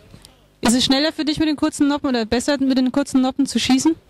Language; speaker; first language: German; native; German